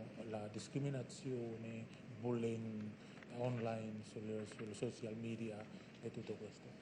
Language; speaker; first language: Italian; non-native, fluent; Indonesian